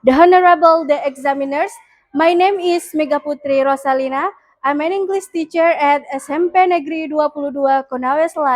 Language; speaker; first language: English; non-native, learner; Indonesian